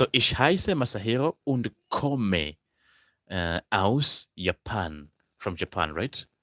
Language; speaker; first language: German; non-native, fluent; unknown